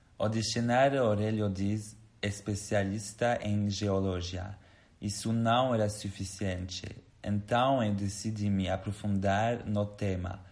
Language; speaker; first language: Portuguese; non-native, fluent; French